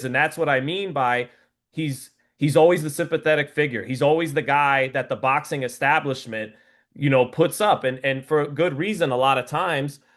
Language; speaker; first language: English; native; English